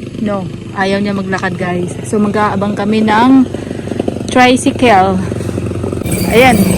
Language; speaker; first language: Filipino; non-native, local second language; Waray